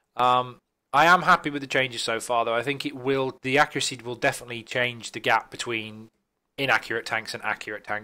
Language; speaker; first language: English; native; English